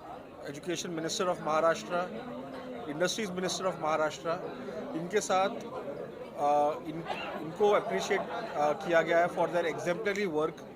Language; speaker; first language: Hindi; native; Hindi